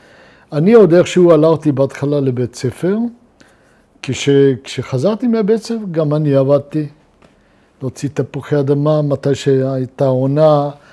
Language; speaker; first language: Hebrew; non-native, fluent; Luxembourgish